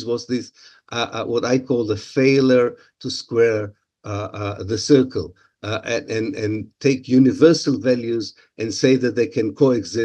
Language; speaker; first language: English; non-native, fluent; Hebrew